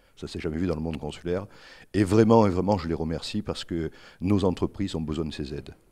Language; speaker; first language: French; native; French